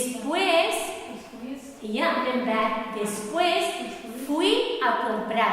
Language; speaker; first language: Spanish; non-native, fluent; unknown